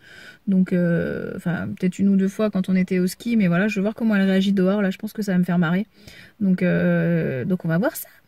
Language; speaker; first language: French; native; French